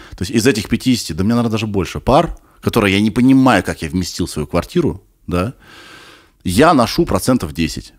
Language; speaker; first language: Russian; native; Russian